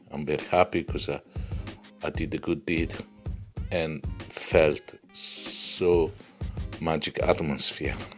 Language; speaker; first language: English; non-native, fluent; Italian